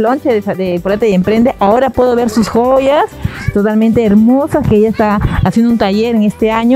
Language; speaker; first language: Spanish; native; Spanish